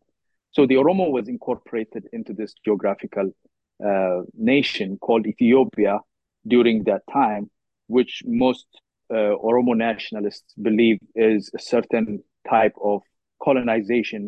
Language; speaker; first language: English; non-native, fluent; Oromo